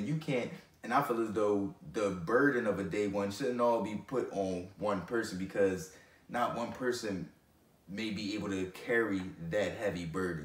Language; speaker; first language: English; native; English